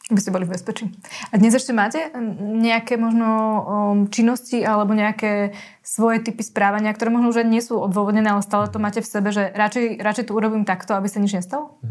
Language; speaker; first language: Slovak; native; Slovak